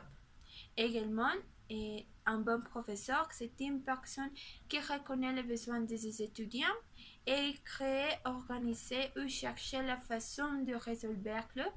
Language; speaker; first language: French; non-native, learner; Spanish